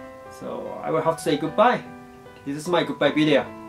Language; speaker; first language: English; non-native, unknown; Japanese